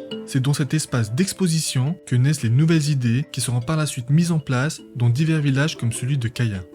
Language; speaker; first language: French; native; French